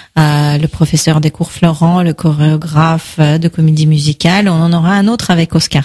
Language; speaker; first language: French; non-native, fluent; Russian